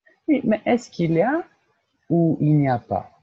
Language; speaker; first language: French; non-native, fluent; Portuguese